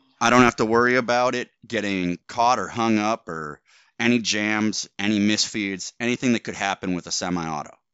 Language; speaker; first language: English; native; English